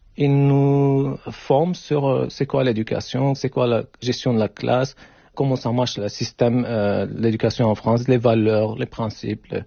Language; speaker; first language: French; non-native, learner; Turkish